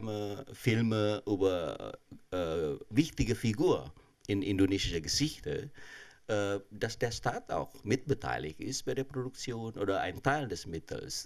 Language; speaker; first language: German; non-native, fluent; Indonesian